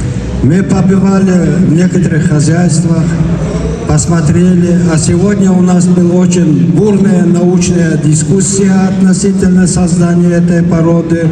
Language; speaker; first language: Russian; non-native, local second language; Kyrgyz